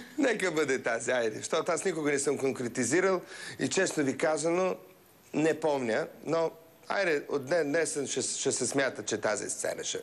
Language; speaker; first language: Bulgarian; non-native, learner; Russian